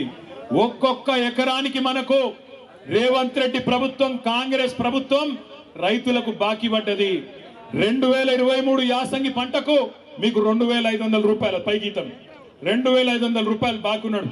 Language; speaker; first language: Telugu; native; Telugu